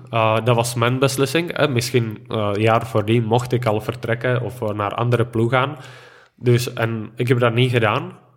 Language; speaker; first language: Dutch; non-native, fluent; Czech